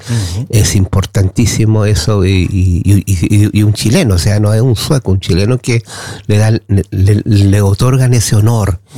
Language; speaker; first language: Spanish; native; Spanish